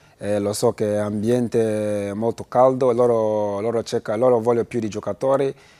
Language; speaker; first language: Italian; non-native, learner; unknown